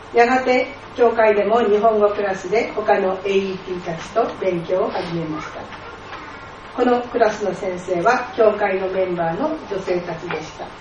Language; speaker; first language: Japanese; native; Japanese